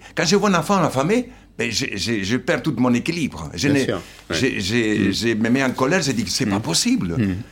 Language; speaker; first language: French; non-native, fluent; Slovenian